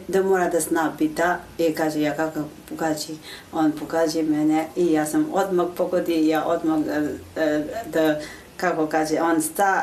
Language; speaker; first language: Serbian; non-native, learner; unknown